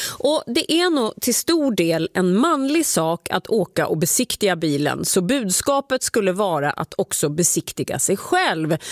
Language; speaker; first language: Swedish; native; Swedish